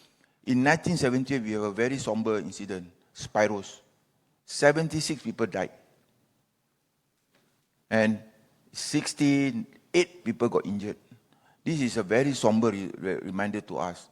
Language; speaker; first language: English; non-native, local second language; Malay